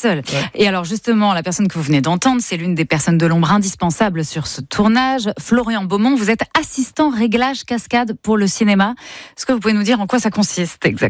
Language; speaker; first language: French; native; French